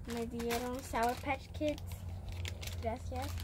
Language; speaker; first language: Spanish; early bilingual, other home language; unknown